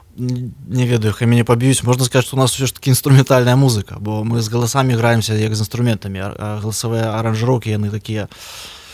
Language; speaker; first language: Belarusian; non-native, local second language; Russian